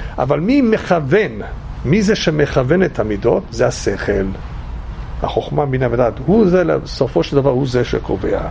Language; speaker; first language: Hebrew; non-native, fluent; English